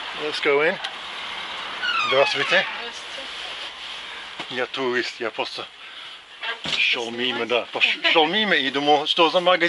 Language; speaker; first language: Russian; non-native, fluent; English